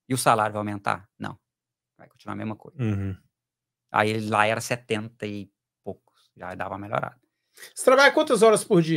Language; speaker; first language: Portuguese; native; Portuguese